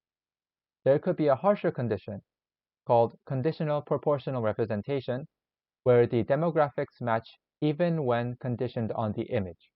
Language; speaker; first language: English; non-native, learner; Korean